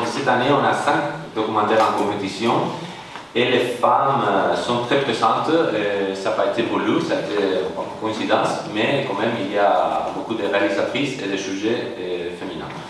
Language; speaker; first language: French; non-native, fluent; Spanish